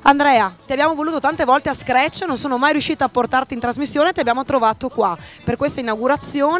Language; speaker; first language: Italian; native; Italian